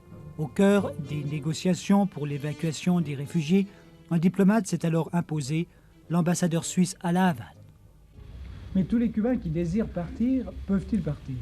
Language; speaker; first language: French; native; French